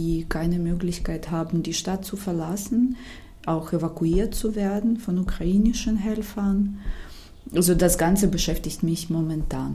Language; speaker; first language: German; non-native, fluent; Ukrainian